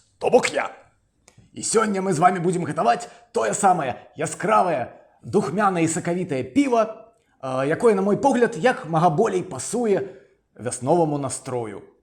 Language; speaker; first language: Belarusian; non-native, local second language; Russian